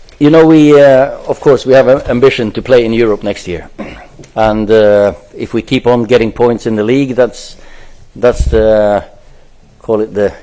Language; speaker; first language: English; non-native, fluent; Norwegian